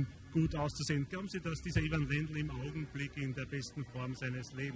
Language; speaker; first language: German; native; German